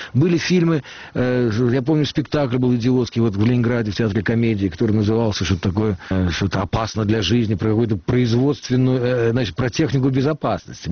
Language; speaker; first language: Russian; native; Russian